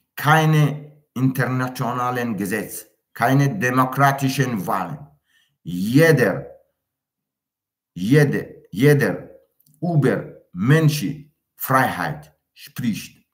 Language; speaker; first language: German; non-native, learner; Tajik